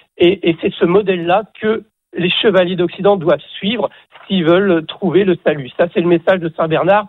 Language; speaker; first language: French; native; French